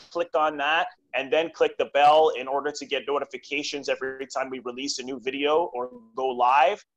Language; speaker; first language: English; native; English